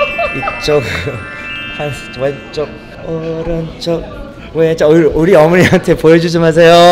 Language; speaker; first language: Korean; early bilingual, heritage; Korean